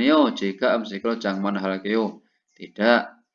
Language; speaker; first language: Korean; non-native, fluent; Indonesian